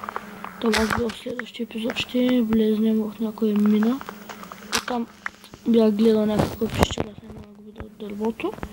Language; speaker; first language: Bulgarian; native; Bulgarian